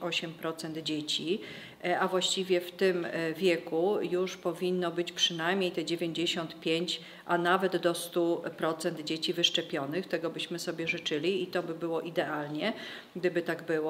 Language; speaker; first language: Polish; native; Polish